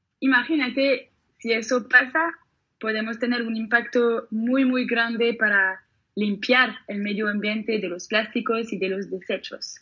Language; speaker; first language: Spanish; non-native, fluent; French